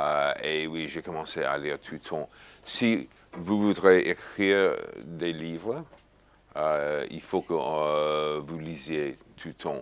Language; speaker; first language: French; non-native, fluent; English